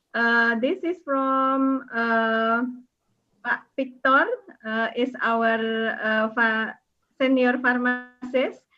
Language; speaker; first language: English; non-native, learner; Indonesian